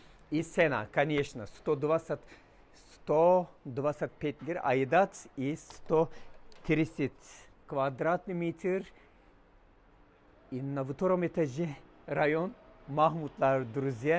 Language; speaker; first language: Russian; non-native, learner; Turkish